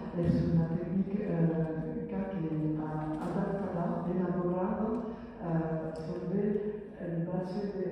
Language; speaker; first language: Spanish; non-native, fluent; French